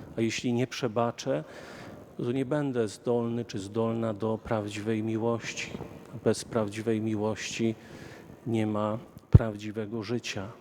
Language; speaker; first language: Polish; native; Polish